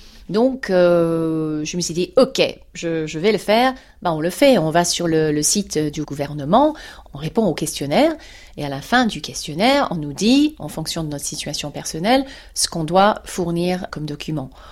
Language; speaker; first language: French; non-native, fluent; English